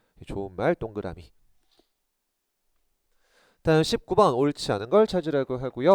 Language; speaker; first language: Korean; native; Korean